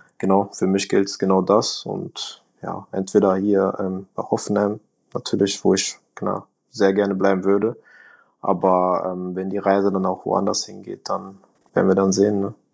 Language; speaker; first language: German; early bilingual, other home language; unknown